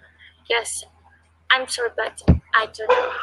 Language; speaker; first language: English; non-native, learner; Vietnamese